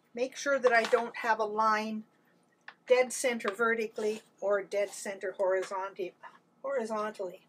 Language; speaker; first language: English; native; English